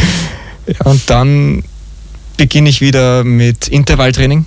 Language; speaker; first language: German; native; German